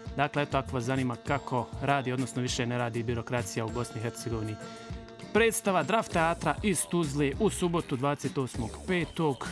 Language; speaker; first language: Croatian; early bilingual, heritage; Bosnian